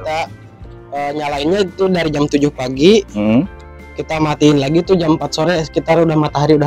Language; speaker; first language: Indonesian; native; Indonesian